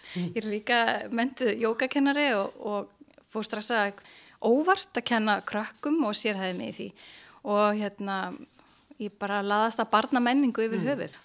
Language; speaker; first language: Icelandic; native; Icelandic